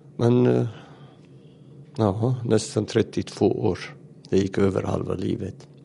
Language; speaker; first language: Swedish; non-native, learner; Turoyo